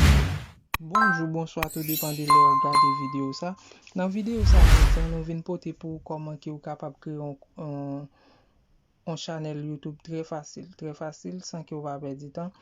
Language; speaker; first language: French; non-native, learner; Haitian Creole